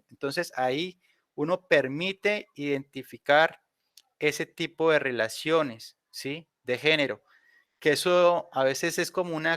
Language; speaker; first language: Spanish; native; Spanish